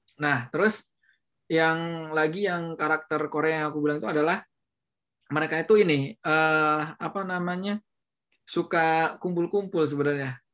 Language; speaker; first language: Indonesian; native; Indonesian